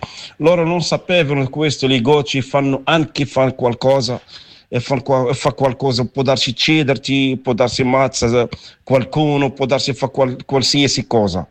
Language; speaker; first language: Italian; non-native, learner; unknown